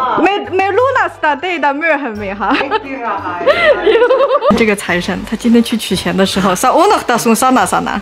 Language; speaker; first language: Finnish; non-native, learner; Chinese